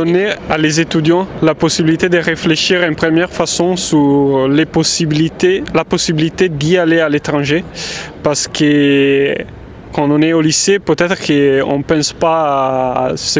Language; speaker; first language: French; non-native, fluent; Italian